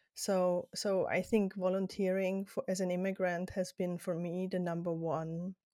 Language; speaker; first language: English; non-native, fluent; German